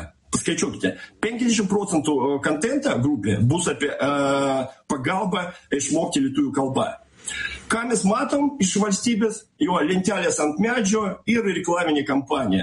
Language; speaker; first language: Lithuanian; non-native, local second language; Russian